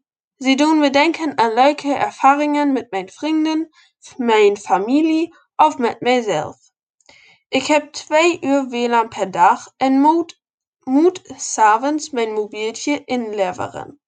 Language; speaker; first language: Dutch; non-native, learner; German